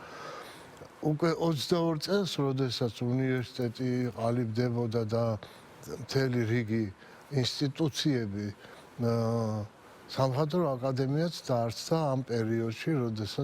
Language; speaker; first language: Georgian; native; Georgian